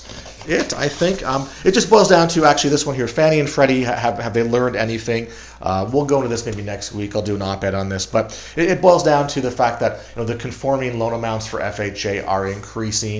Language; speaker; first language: English; native; English